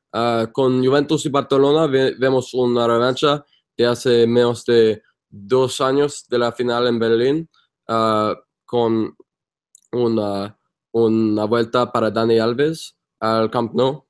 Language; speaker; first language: Spanish; non-native, fluent; English